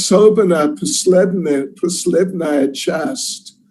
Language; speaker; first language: Russian; non-native, learner; English